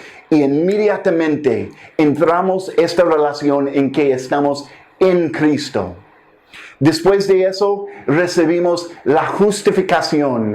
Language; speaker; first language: Spanish; non-native, fluent; English